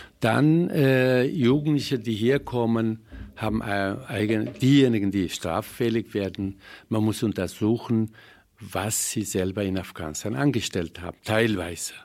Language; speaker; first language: German; non-native, fluent; Persian